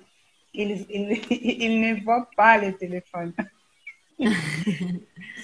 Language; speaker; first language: French; non-native, learner; Portuguese